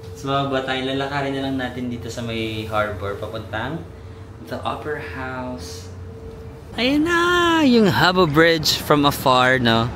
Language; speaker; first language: Filipino; non-native, local second language; Cebuano